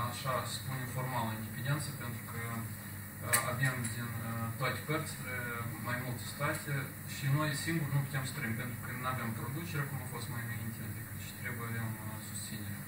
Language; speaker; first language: Romanian; non-native, local second language; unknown